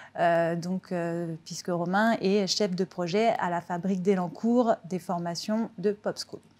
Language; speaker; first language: French; native; French